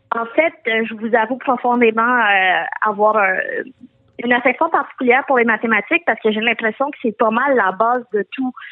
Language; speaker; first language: French; early bilingual, other home language; Tamil